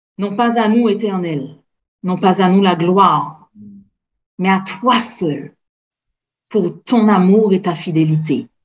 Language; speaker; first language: French; native; French